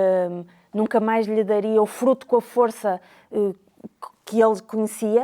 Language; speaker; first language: Portuguese; native; Portuguese